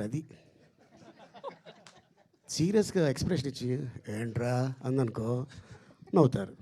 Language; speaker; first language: Telugu; native; Telugu